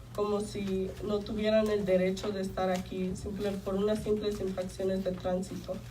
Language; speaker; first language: Spanish; early bilingual, heritage; Spanish